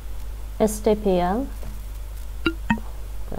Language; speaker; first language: Spanish; non-native, learner; English